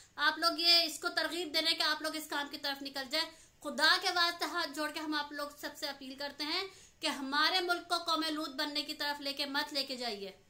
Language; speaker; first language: Urdu; native; Urdu